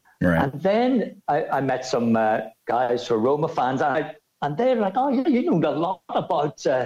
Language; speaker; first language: English; native; English